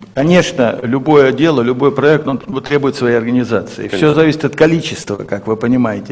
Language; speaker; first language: Russian; native; Russian